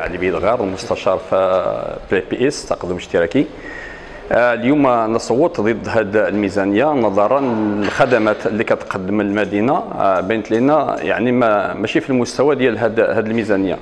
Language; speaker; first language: Arabic; native; Arabic